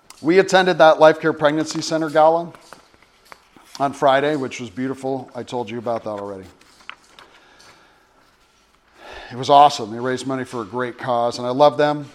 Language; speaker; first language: English; native; English